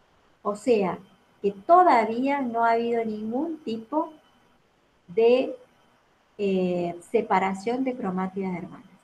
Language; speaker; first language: Spanish; native; Spanish